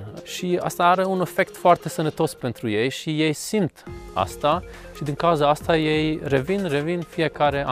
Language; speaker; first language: Romanian; non-native, local second language; Hungarian